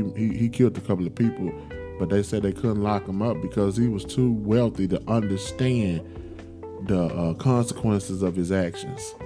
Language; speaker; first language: English; native; English